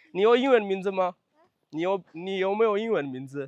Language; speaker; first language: Chinese; non-native, fluent; Bangla